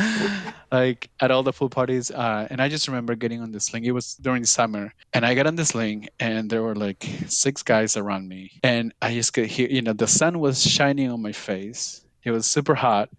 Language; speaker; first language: English; non-native, fluent; Spanish